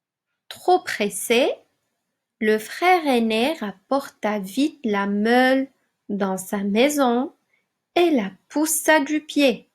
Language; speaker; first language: French; non-native, local second language; Arabic